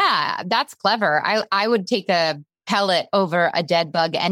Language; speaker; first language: English; native; English